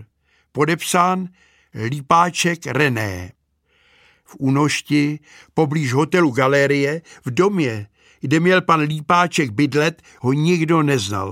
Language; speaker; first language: Czech; native; Czech